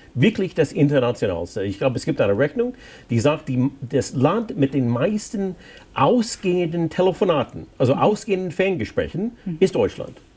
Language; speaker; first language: German; non-native, fluent; English